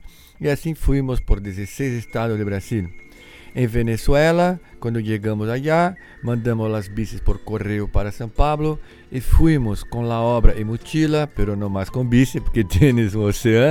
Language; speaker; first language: Spanish; non-native, fluent; Portuguese